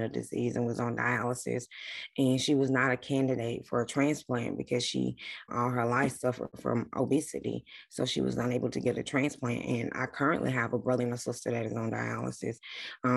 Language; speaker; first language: English; native; English